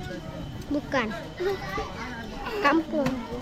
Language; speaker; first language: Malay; non-native, learner; Rohingya